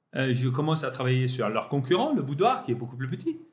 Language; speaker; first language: French; non-native, local second language; Arabic